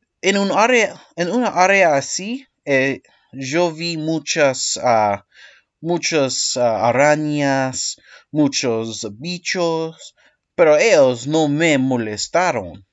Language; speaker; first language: Spanish; non-native, learner; English